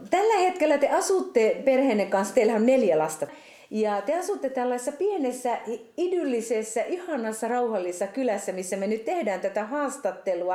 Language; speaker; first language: Finnish; native; Finnish